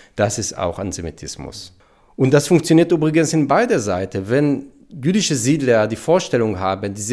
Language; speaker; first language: German; non-native, fluent; Hebrew